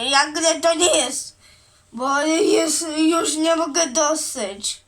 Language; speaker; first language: Polish; early bilingual, heritage; Portuguese